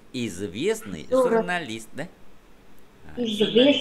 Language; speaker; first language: Russian; non-native, fluent; Vietnamese